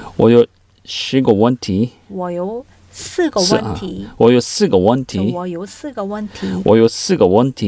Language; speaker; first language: Chinese; non-native, fluent; Korean